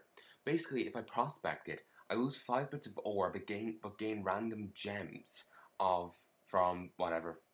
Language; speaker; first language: English; native; English